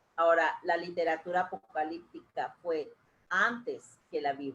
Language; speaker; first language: Spanish; native; Spanish